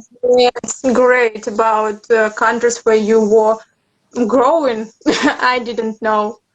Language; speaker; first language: English; non-native, learner; Russian